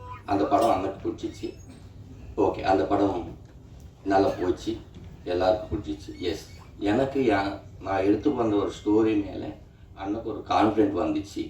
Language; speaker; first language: Tamil; non-native, learner; Telugu